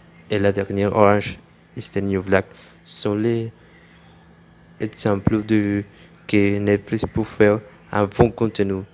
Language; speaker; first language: French; non-native, learner; Spanish